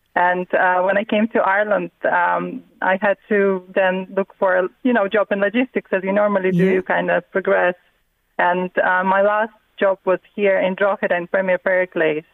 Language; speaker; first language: English; non-native, fluent; Russian